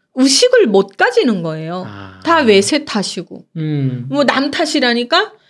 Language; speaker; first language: Korean; native; Korean